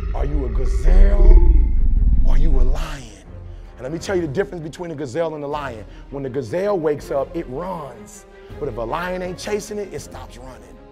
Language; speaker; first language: English; native; English